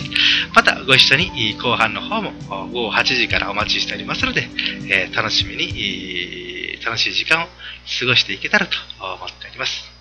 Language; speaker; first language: Japanese; native; Japanese